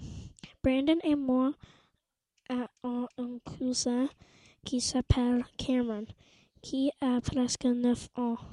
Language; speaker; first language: French; non-native, learner; English